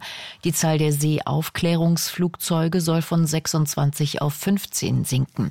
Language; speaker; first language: German; native; German